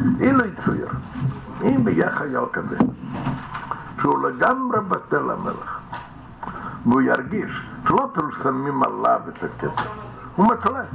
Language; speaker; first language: Hebrew; non-native, fluent; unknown